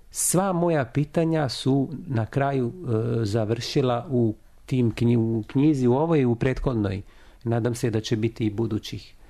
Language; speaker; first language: Serbian; non-native, fluent; Italian